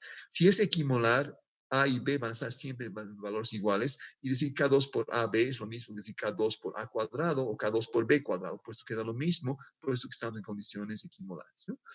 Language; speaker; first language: Spanish; native; Spanish